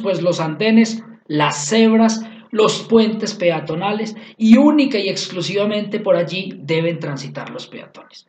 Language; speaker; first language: Spanish; native; Spanish